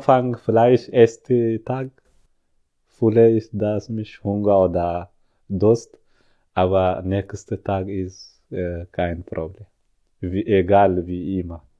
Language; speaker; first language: German; non-native, learner; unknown